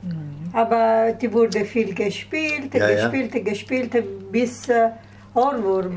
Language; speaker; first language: German; non-native, learner; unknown